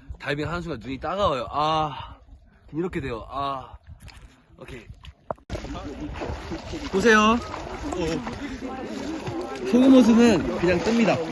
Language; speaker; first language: Korean; native; Korean